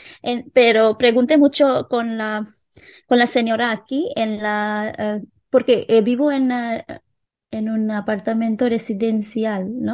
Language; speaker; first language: Spanish; non-native, local second language; Hindi